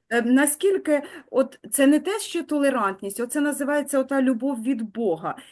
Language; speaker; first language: Ukrainian; native; Ukrainian